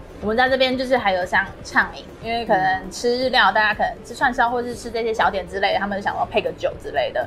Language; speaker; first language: Chinese; native; Chinese